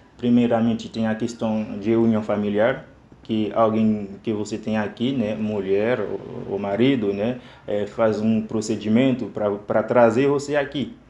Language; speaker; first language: Portuguese; non-native, fluent; Haitian Creole